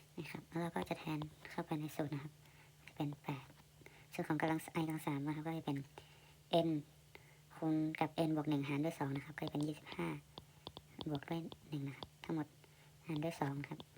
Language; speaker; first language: Thai; native; Thai